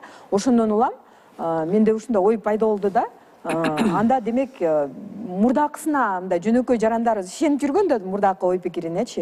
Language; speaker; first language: Kyrgyz; native; Kyrgyz